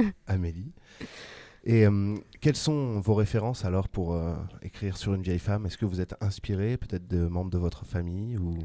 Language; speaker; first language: French; native; French